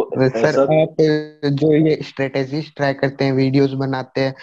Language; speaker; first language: Hindi; native; Hindi